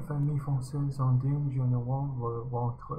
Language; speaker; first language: French; non-native, learner; English